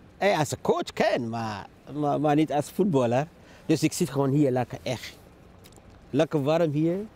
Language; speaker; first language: Dutch; non-native, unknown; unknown